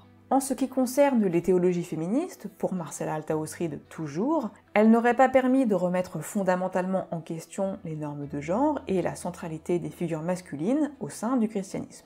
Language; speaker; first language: French; native; French